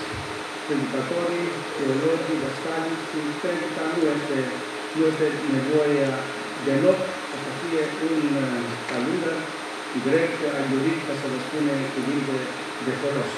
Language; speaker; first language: Romanian; non-native, learner; Greek